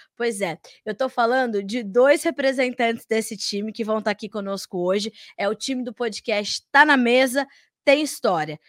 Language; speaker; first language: Portuguese; native; Portuguese